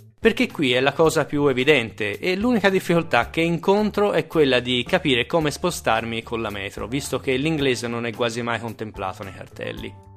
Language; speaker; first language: Italian; native; Italian